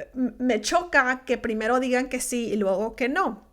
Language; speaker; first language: Spanish; early bilingual, heritage; Spanish